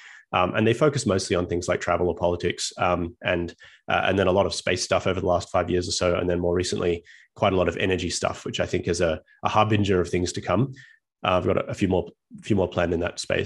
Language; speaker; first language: English; native; English